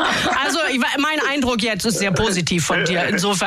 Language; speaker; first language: German; native; German